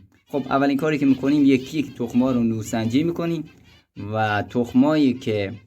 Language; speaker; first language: Persian; native; Persian